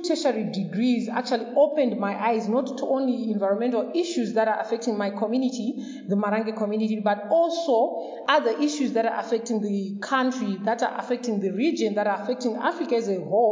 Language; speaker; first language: English; non-native, local second language; Shona